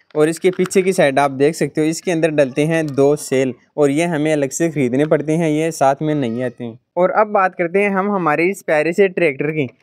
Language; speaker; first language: Hindi; native; Hindi